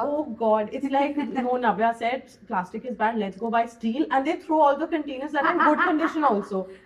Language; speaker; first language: English; non-native, local second language; Hindi